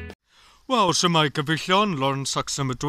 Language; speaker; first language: Welsh; non-native, learner; English